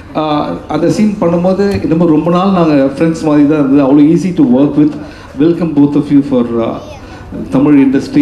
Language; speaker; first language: Tamil; native; Tamil